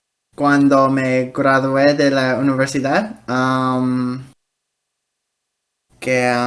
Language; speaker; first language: Spanish; early bilingual, heritage; Spanish